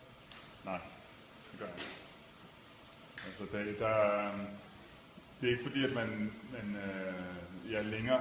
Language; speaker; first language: Danish; early bilingual, other home language; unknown